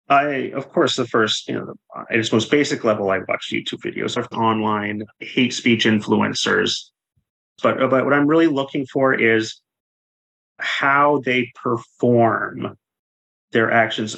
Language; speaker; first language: English; native; English